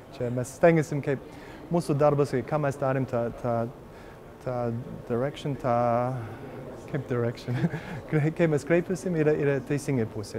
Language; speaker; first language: Lithuanian; early bilingual, heritage; Lithuanian